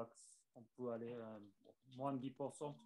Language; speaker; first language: French; non-native, learner; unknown